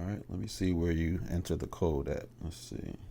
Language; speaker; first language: English; native; English